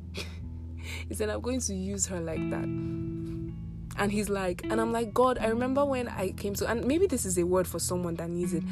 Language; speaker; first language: English; non-native, local second language; Yoruba